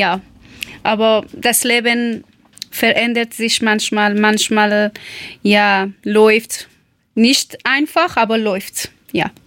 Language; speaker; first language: German; non-native, learner; Persian